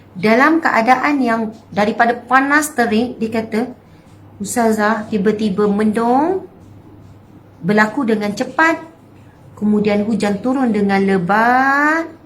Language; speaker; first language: Malay; native; Malay